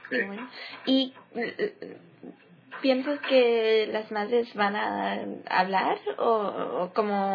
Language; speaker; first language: Spanish; early bilingual, heritage; English